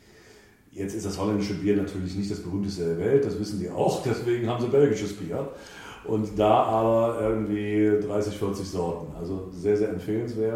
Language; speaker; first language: German; native; German